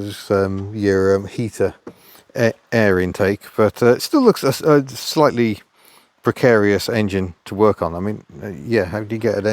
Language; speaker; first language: English; native; English